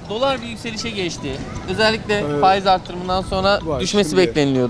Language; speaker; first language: Turkish; native; Turkish